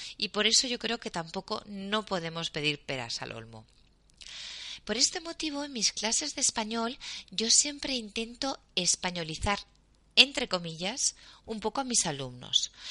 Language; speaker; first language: Spanish; native; Spanish